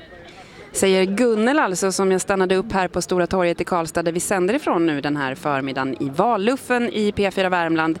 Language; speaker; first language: Swedish; native; Swedish